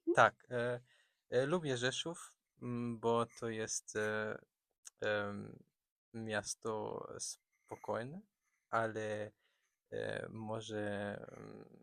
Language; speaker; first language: Polish; non-native, learner; German